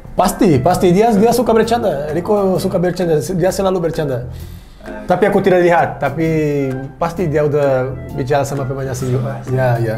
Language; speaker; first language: Indonesian; non-native, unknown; Portuguese